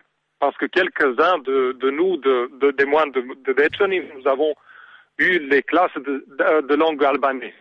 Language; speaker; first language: French; non-native, learner; Serbian